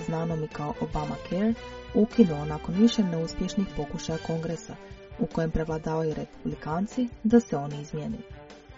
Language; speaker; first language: Croatian; native; Croatian